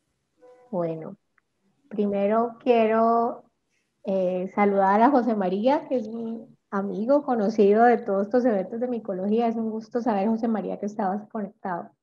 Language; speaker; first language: Spanish; native; Spanish